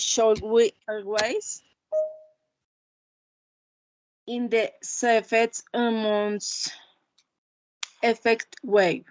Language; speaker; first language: English; non-native, learner; Spanish